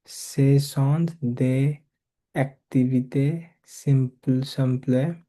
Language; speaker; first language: French; non-native, learner; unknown